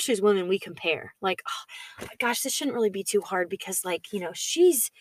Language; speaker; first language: English; native; English